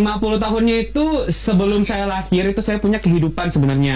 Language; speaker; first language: Indonesian; non-native, fluent; German